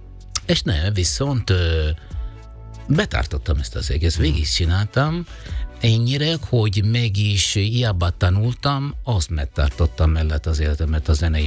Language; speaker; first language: Hungarian; non-native, fluent; Italian